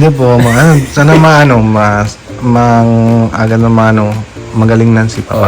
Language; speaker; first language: Filipino; non-native, learner; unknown